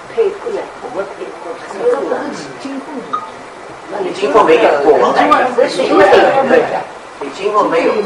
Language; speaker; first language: Chinese; native; Chinese